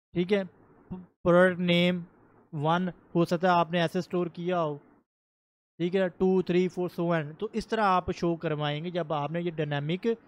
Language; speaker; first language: Urdu; native; Urdu